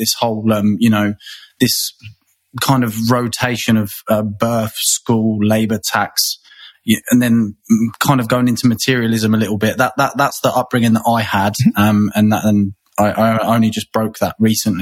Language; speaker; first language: English; native; English